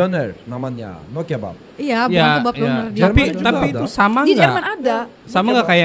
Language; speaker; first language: Indonesian; non-native, learner; Turkish